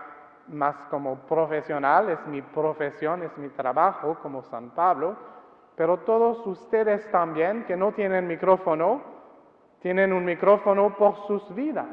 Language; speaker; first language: Spanish; non-native, fluent; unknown